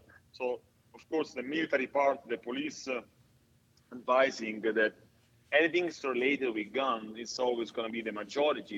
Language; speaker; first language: English; non-native, fluent; Italian